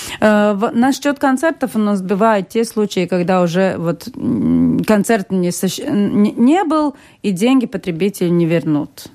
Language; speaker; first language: Russian; non-native, local second language; Latvian